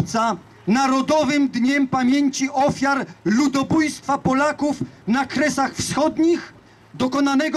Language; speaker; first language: Polish; native; Polish